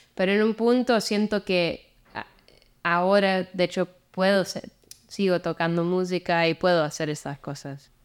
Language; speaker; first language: Spanish; non-native, fluent; English